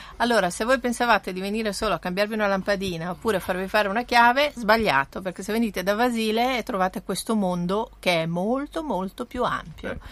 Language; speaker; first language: Italian; native; Italian